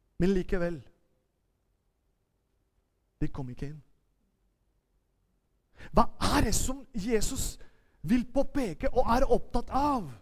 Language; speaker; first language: Norwegian; non-native, fluent; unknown